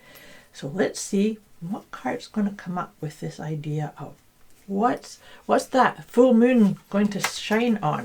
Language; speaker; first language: English; native; English